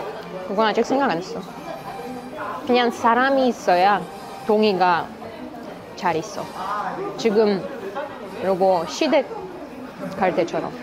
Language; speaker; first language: Korean; non-native, learner; Russian